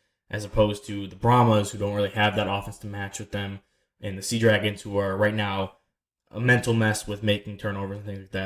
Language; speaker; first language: English; native; English